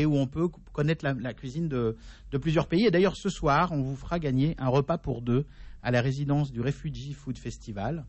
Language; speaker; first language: French; native; French